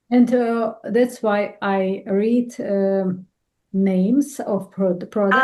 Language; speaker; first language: English; non-native, fluent; Russian